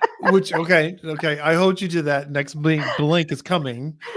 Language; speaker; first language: English; native; English